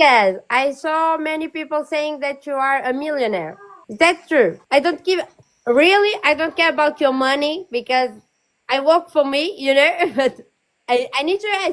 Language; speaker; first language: English; non-native, learner; Portuguese